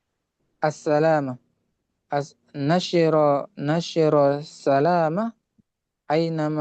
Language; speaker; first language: Arabic; non-native, learner; Indonesian